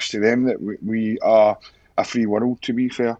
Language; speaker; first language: English; native; English